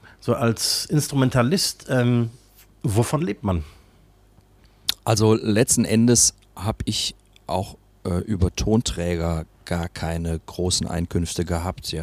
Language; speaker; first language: German; native; German